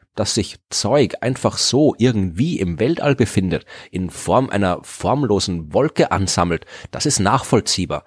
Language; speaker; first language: German; native; German